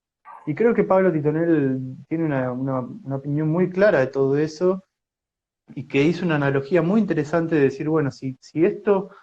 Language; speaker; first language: Spanish; native; Spanish